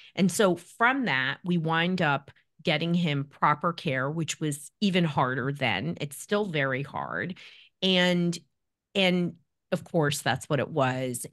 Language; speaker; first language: English; native; English